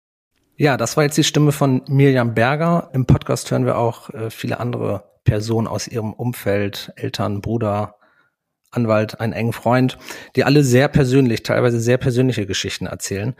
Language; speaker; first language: German; native; German